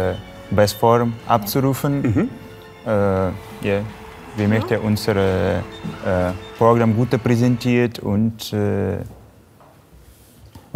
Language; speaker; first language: German; non-native, learner; Russian